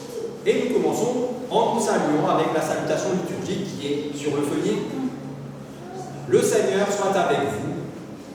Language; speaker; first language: French; native; French